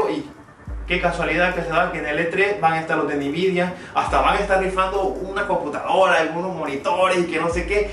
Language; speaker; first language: Spanish; early bilingual, other home language; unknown